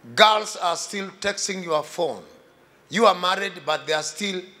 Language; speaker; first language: English; non-native, local second language; Swahili